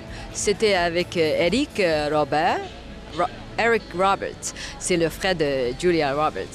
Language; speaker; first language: French; non-native, fluent; Chinese